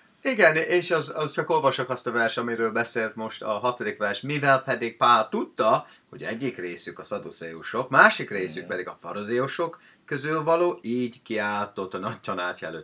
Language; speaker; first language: Hungarian; non-native, learner; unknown